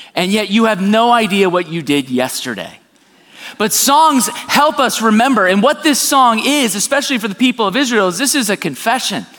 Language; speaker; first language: English; native; English